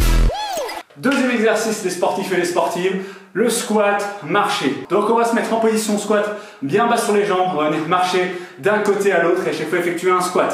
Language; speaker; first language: French; native; French